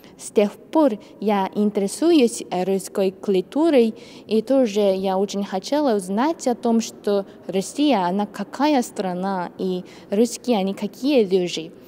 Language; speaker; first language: Russian; non-native, fluent; Japanese